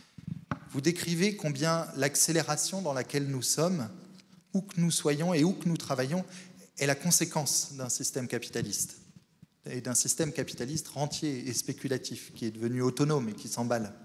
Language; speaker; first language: French; native; French